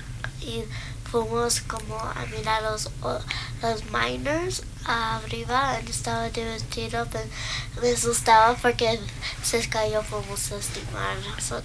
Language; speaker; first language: Spanish; early bilingual, other home language; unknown